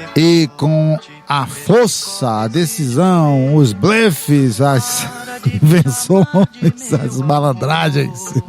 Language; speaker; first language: Portuguese; native; Portuguese